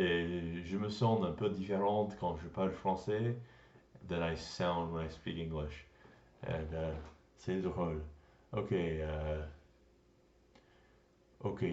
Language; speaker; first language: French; non-native, learner; English